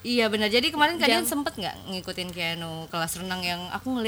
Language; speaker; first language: Indonesian; native; Indonesian